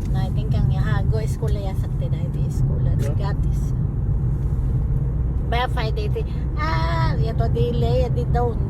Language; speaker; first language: Danish; non-native, learner; Filipino